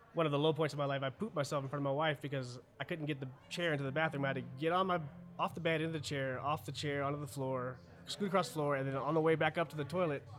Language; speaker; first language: English; early bilingual, other home language; German